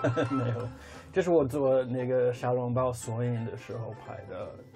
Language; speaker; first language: Chinese; non-native, fluent; English